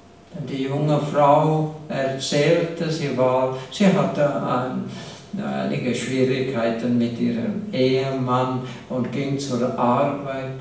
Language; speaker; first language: German; non-native, fluent; English